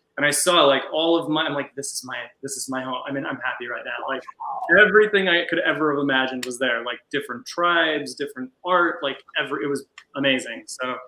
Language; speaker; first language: English; native; English